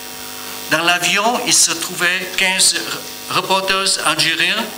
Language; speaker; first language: French; non-native, learner; Vietnamese